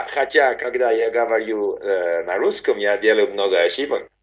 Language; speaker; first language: Russian; non-native, learner; English